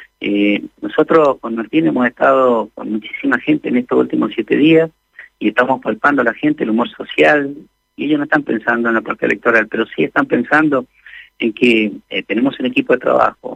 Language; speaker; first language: Spanish; native; Spanish